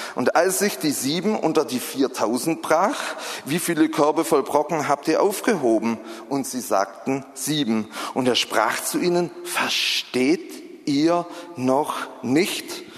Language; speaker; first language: German; native; German